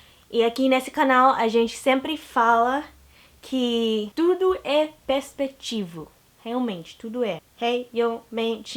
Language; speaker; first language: Portuguese; non-native, learner; English